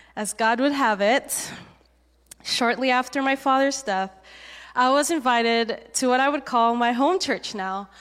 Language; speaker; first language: English; native; English